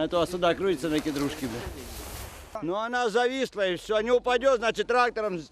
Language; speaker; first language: Russian; native; Russian